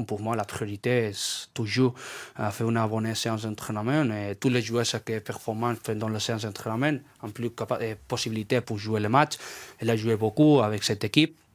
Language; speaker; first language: French; non-native, learner; Spanish